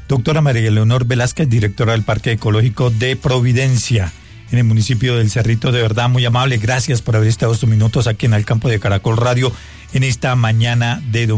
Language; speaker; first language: Spanish; native; Spanish